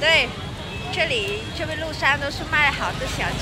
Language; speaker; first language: Chinese; non-native, fluent; Vietnamese